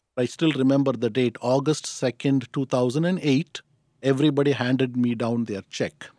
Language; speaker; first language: English; non-native, local second language; Tamil